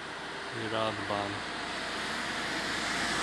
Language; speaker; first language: German; non-native, learner; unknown